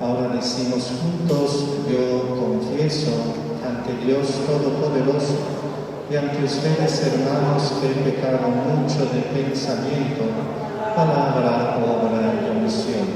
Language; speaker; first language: Spanish; native; Spanish